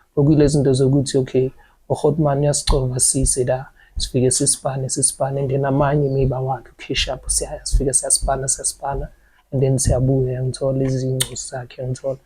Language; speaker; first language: Zulu; native; Zulu